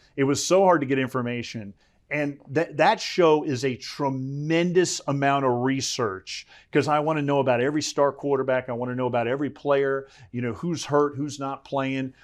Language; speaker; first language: English; native; English